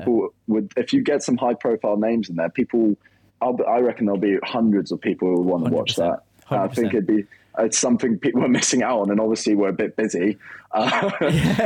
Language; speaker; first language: English; native; English